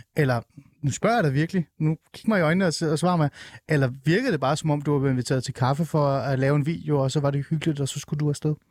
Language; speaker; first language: Danish; early bilingual, other home language; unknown